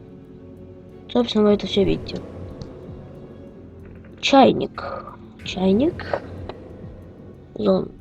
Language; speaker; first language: Russian; native; Russian